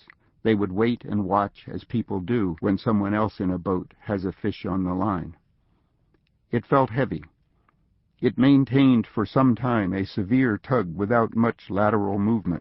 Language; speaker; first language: English; native; English